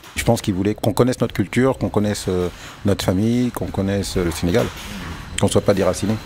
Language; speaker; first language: French; early bilingual, other home language; Wolof